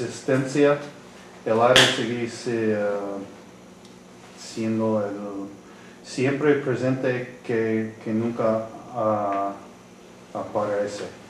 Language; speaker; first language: Spanish; non-native, learner; English